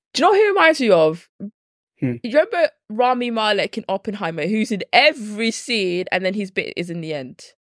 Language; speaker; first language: English; native; English